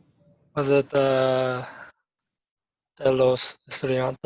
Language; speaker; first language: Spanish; non-native, learner; English